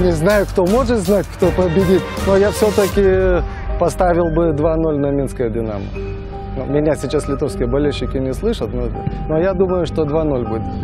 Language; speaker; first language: Russian; non-native, local second language; Lithuanian